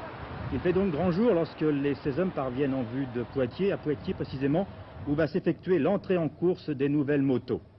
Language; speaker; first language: French; native; French